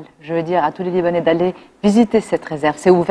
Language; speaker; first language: French; non-native, local second language; Arabic